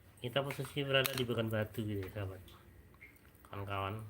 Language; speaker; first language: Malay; non-native, local second language; Minangkabau